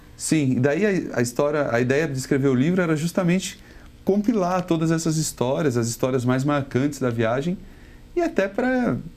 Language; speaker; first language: Portuguese; native; Portuguese